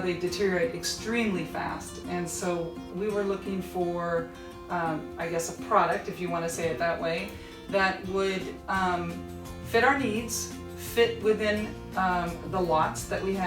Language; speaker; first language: English; native; English